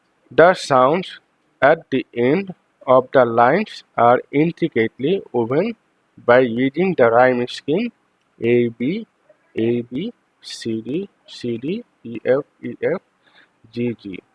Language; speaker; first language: English; non-native, local second language; Bangla